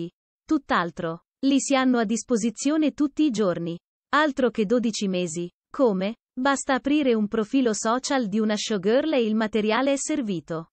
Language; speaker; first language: Italian; native; Italian